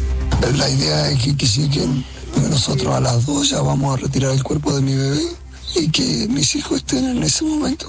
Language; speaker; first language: Spanish; native; Spanish